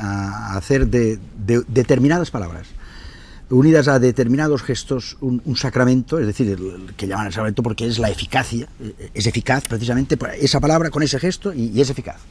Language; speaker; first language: Spanish; native; Spanish